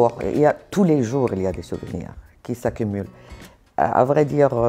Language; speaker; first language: French; non-native, fluent; Arabic